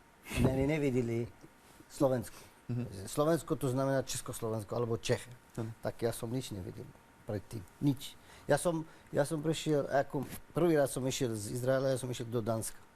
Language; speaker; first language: Slovak; non-native, learner; Arabic